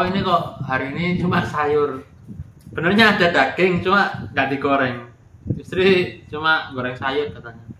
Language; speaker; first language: Indonesian; non-native, local second language; Javanese